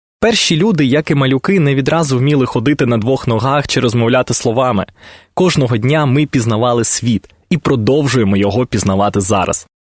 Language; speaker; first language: Ukrainian; native; Ukrainian